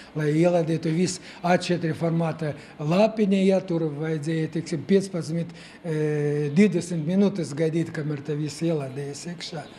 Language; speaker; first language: Latvian; non-native, local second language; Russian